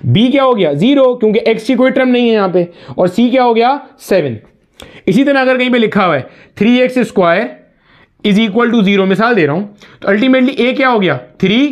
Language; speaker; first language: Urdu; native; Urdu